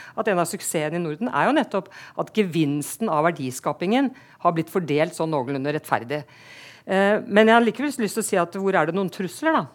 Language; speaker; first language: Norwegian; native; Norwegian